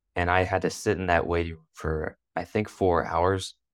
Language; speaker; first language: English; native; English